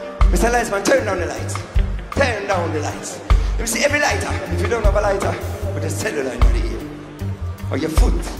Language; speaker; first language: English; non-native, fluent; German